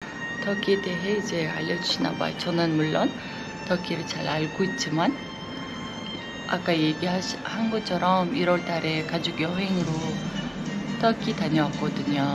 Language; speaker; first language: Korean; non-native, fluent; Uzbek